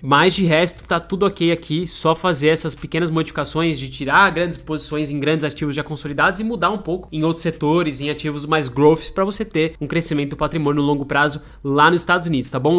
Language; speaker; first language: Portuguese; native; Portuguese